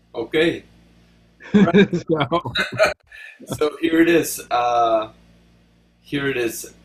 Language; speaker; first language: English; non-native, fluent; Spanish